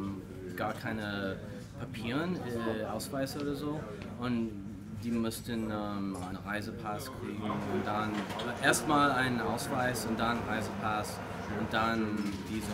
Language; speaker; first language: German; non-native, learner; English